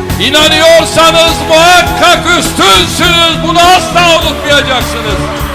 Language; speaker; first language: Turkish; native; Turkish